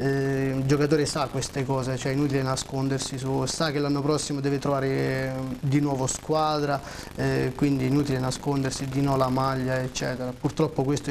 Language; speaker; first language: Italian; native; Italian